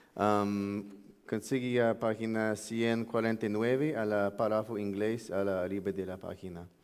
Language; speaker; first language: Spanish; non-native, learner; English